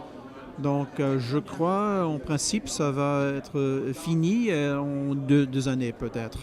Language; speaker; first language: French; non-native, fluent; English